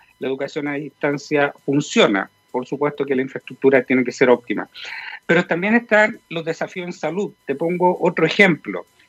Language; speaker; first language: Spanish; native; Spanish